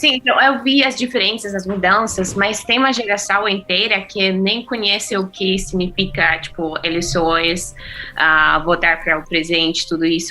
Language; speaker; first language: Portuguese; non-native, fluent; Russian